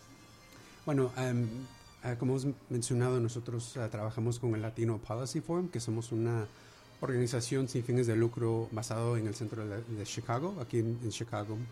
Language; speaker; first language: Spanish; early bilingual, other home language; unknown